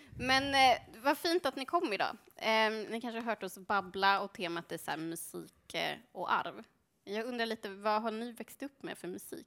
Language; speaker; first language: Swedish; early bilingual, other home language; Spanish